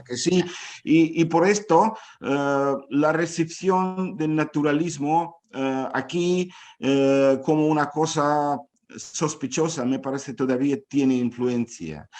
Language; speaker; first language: Spanish; non-native, fluent; Ukrainian